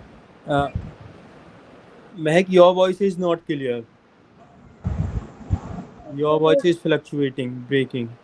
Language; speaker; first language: English; non-native, local second language; Hindi